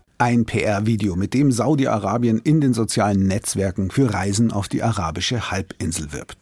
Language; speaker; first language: German; native; German